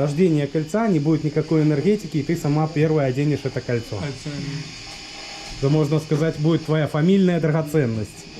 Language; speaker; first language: Russian; native; Russian